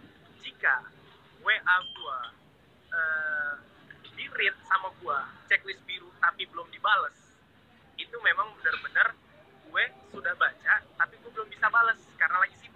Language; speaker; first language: Indonesian; native; Indonesian